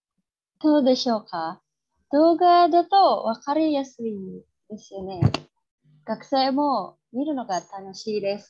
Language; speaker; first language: Japanese; non-native, fluent; Indonesian